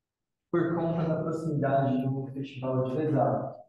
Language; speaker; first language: Portuguese; native; Portuguese